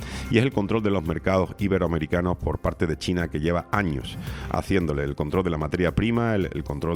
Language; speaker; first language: Spanish; native; Spanish